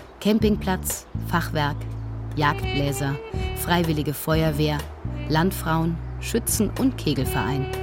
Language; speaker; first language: German; native; German